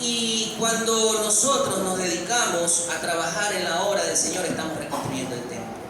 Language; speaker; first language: Spanish; native; Spanish